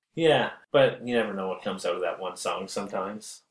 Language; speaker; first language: English; native; English